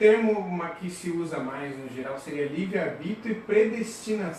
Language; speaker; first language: Portuguese; native; Portuguese